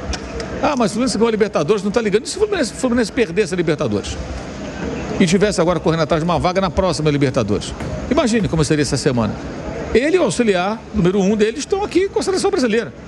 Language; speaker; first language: Portuguese; native; Portuguese